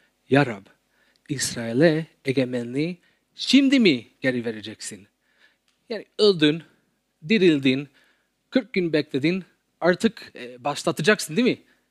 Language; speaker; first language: Turkish; non-native, fluent; English